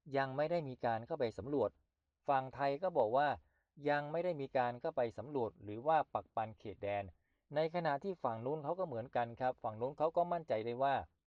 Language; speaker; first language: Thai; native; Thai